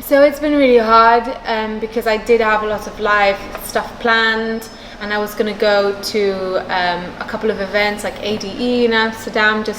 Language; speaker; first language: English; non-native, local second language; Maltese